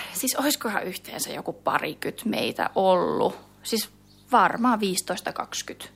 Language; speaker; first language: Finnish; native; Finnish